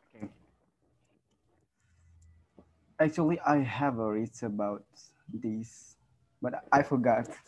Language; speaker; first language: English; non-native, learner; Indonesian